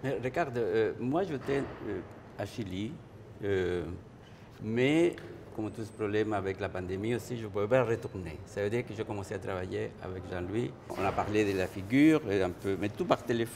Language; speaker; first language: French; non-native, fluent; Spanish